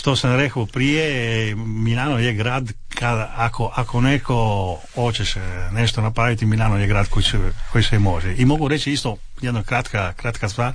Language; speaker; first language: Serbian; non-native, fluent; Italian